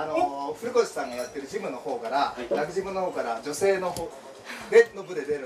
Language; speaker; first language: Japanese; native; Japanese